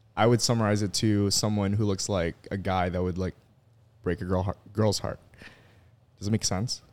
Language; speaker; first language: English; non-native, local second language; Filipino